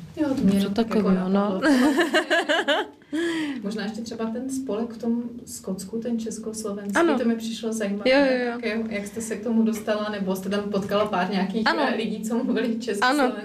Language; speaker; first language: Czech; native; Czech